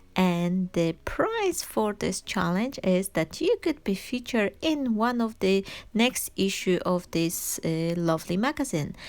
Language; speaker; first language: English; non-native, fluent; Polish